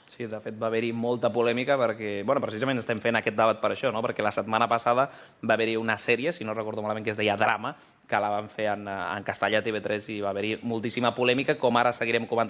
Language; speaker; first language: Catalan; native; Catalan